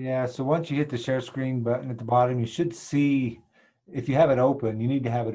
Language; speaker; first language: English; native; English